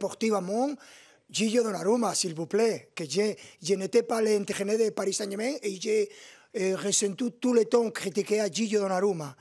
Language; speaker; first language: French; non-native, fluent; Spanish